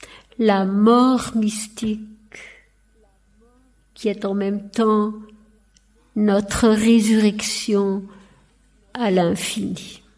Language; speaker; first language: French; native; French